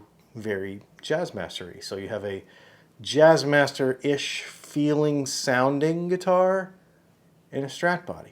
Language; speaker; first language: English; native; English